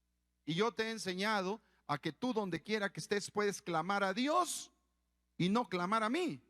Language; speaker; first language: Spanish; native; Spanish